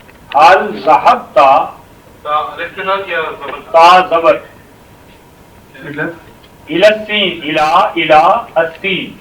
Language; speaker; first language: Arabic; non-native, fluent; Urdu